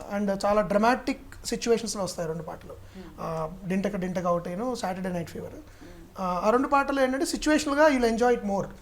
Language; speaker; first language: Telugu; native; Telugu